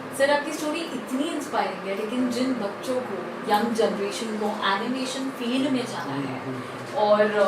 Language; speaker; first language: Hindi; native; Hindi